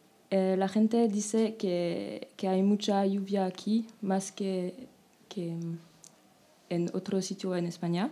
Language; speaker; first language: Spanish; non-native, learner; French